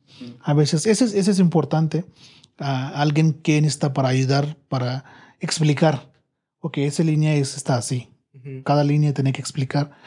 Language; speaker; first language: Spanish; non-native, learner; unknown